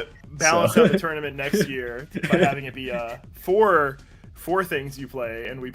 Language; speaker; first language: English; native; English